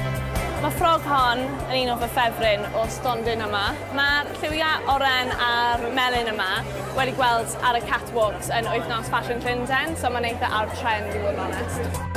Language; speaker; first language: Welsh; native; Welsh